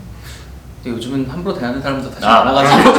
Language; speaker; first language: Korean; native; Korean